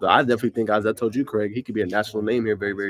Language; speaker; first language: English; native; English